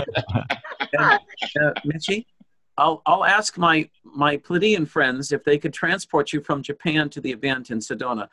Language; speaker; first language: English; native; English